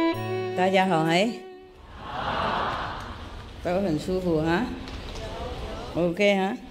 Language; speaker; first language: Chinese; non-native, fluent; Vietnamese